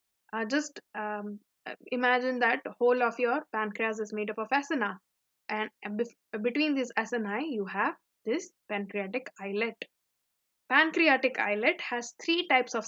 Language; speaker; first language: English; non-native, local second language; Hindi